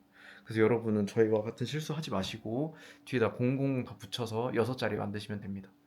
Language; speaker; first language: Korean; native; Korean